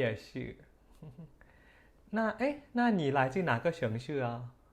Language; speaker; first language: Chinese; non-native, fluent; Thai